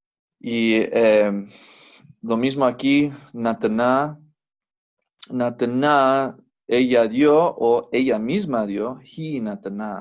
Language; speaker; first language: Spanish; non-native, fluent; English